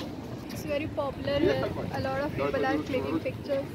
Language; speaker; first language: English; non-native, local second language; Hindi